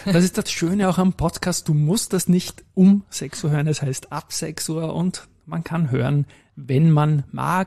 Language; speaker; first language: German; native; German